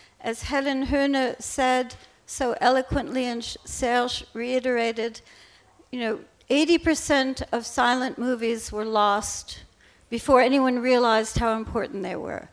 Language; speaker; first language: English; native; English